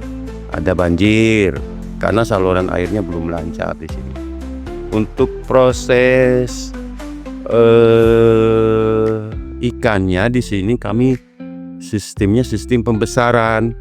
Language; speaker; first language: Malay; non-native, local second language; Sundanese